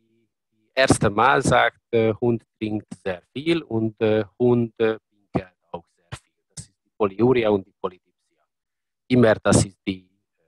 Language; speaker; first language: German; non-native, learner; Hungarian